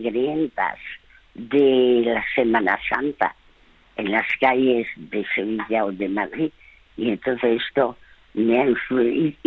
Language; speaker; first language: Spanish; early bilingual, other home language; French